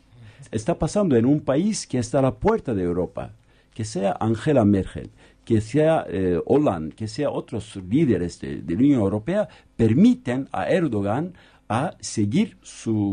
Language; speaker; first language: Spanish; non-native, fluent; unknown